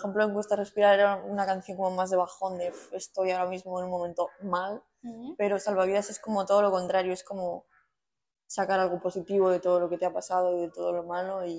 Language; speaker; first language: Spanish; native; Spanish